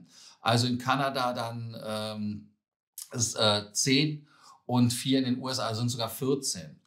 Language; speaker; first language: German; native; German